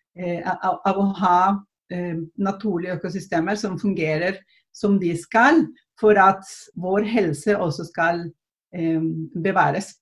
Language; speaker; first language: Norwegian; non-native, fluent; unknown